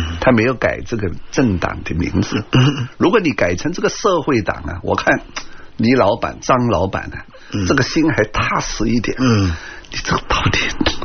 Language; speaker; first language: Chinese; non-native, local second language; Cantonese